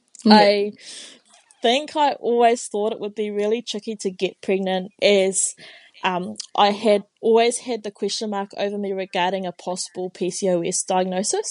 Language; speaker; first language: English; non-native, local second language; Māori